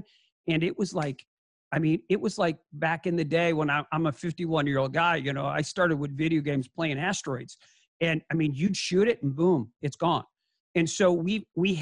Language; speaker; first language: English; native; English